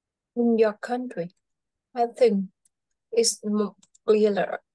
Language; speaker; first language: English; non-native, fluent; Vietnamese